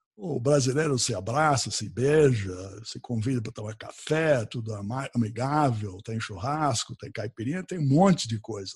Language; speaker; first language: Portuguese; non-native, fluent; English